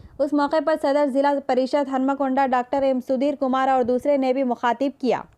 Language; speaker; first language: Urdu; native; Urdu